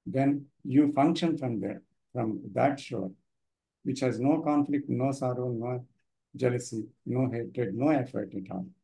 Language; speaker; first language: English; non-native, local second language; Telugu